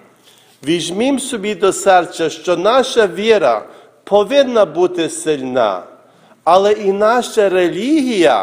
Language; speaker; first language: Ukrainian; early bilingual, heritage; Ukrainian